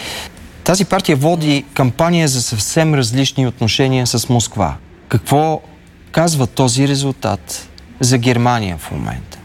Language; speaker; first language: Bulgarian; native; Bulgarian